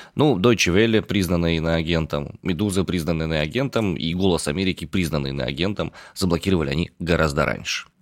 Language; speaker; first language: Russian; native; Russian